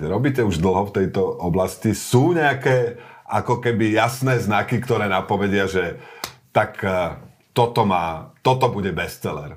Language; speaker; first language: Slovak; native; Slovak